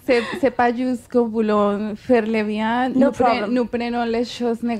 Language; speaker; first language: French; non-native, fluent; Spanish